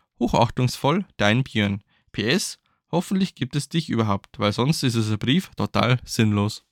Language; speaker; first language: German; native; German